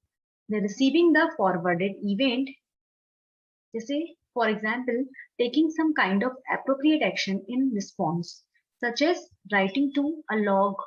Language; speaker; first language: English; non-native, local second language; Hindi